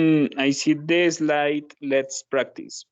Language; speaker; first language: English; non-native, learner; Spanish